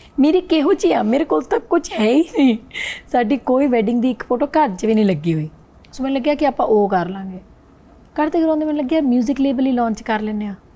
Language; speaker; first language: Punjabi; non-native, local second language; Hindi